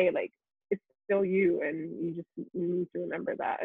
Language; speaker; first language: English; non-native, local second language; Yoruba